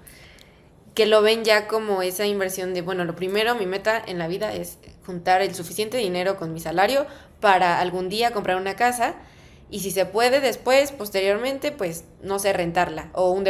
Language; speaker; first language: Spanish; native; Spanish